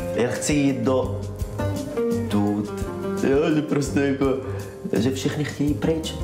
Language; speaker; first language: Czech; non-native, fluent; Hebrew